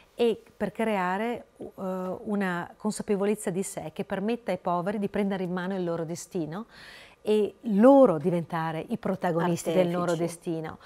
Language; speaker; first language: Italian; native; Italian